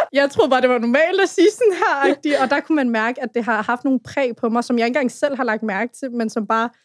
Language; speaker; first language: Danish; native; Danish